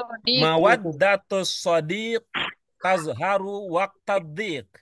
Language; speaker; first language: Arabic; non-native, learner; Indonesian